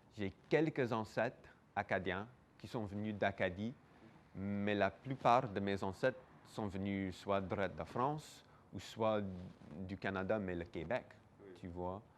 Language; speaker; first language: French; non-native, local second language; English